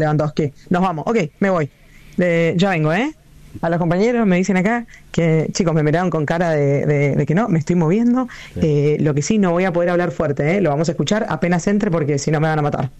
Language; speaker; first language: Spanish; native; Spanish